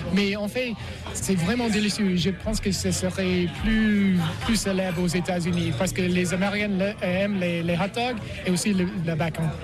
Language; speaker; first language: French; non-native, learner; English